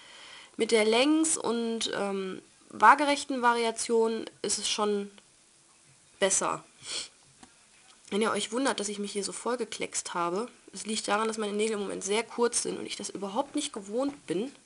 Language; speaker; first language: German; native; German